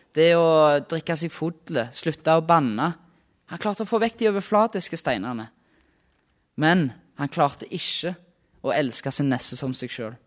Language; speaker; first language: Norwegian; native; Norwegian